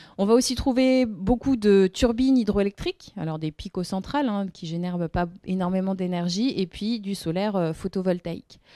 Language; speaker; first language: French; native; French